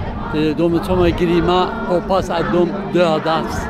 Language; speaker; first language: Swedish; non-native, learner; Persian